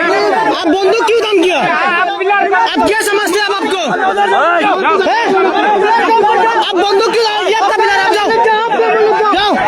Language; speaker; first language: Hindi; non-native, local second language; Bangla